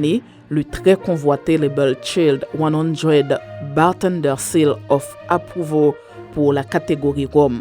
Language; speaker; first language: French; non-native, local second language; Haitian Creole